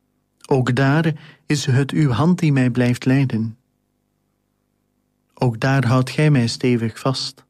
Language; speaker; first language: Dutch; native; Dutch